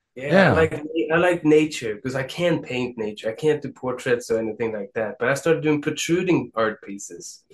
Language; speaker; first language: English; non-native, fluent; Swedish